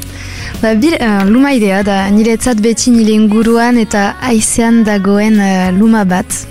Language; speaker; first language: Basque; non-native, local second language; French